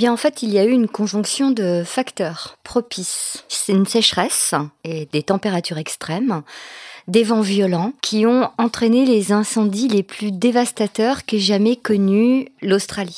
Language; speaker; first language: French; native; French